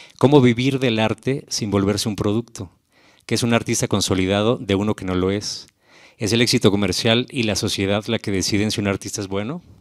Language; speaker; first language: Spanish; native; Spanish